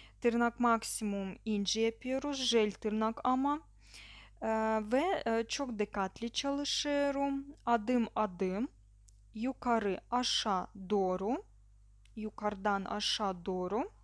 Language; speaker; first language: Turkish; non-native, learner; Russian